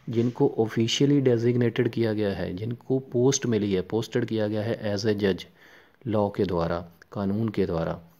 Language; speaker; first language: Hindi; non-native, local second language; Punjabi